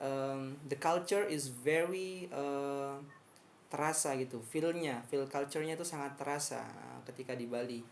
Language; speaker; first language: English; non-native, fluent; Indonesian